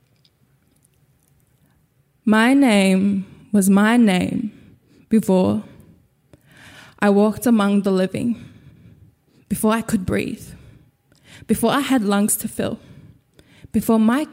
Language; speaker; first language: English; non-native, local second language; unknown